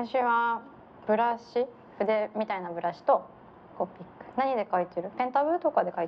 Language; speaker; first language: Japanese; native; Japanese